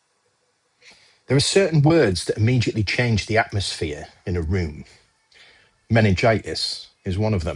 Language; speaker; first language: English; native; English